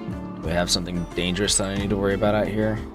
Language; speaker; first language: English; native; English